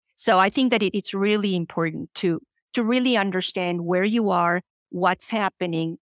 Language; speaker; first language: English; non-native, fluent; Spanish